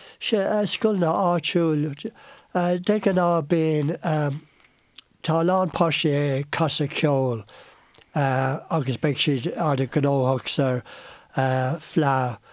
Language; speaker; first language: Irish; non-native, local second language; English